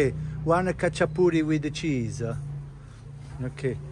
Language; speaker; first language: English; non-native, fluent; Italian